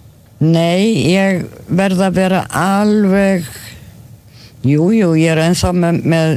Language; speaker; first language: Icelandic; non-native, fluent; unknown